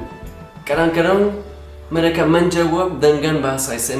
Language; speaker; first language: Indonesian; non-native, learner; French